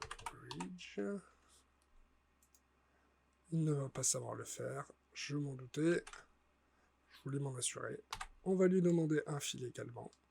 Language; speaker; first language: French; native; French